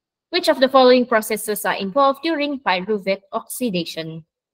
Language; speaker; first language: English; non-native, local second language; Malay